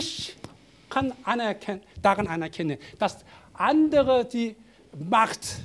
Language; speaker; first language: German; non-native, learner; Korean